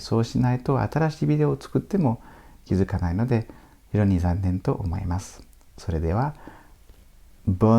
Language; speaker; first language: Japanese; non-native, fluent; French